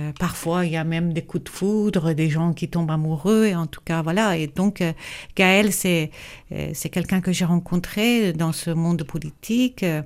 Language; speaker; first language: French; non-native, fluent; Persian